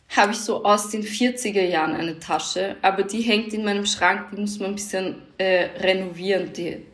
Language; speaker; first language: German; native; German